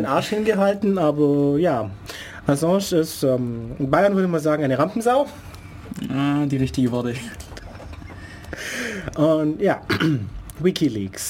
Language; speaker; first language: German; native; German